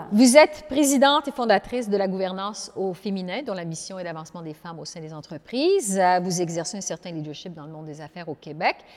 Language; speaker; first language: French; native; French